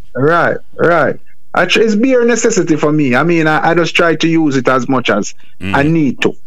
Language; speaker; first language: English; non-native, local second language; Jamaican Creole English